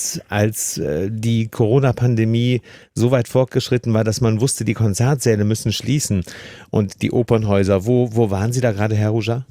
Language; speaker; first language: German; native; German